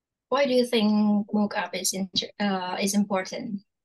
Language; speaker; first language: English; non-native, fluent; Indonesian